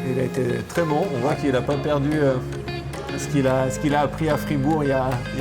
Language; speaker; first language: French; native; French